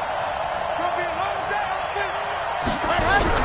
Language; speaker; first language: English; native; English